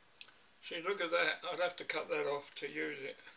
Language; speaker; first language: English; native; English